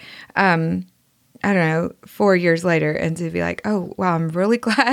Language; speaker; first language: English; native; English